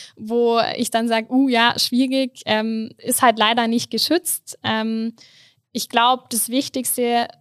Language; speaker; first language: German; native; German